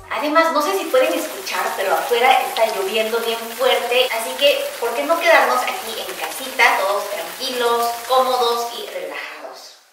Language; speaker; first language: Spanish; early bilingual, heritage; Korean